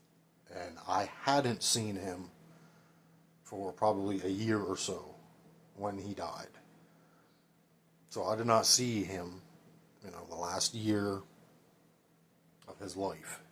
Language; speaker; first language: English; native; English